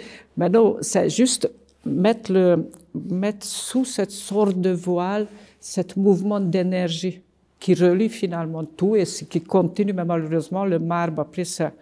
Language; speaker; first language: French; non-native, fluent; Hungarian